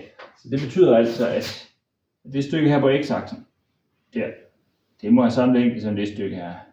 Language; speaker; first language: Danish; native; Danish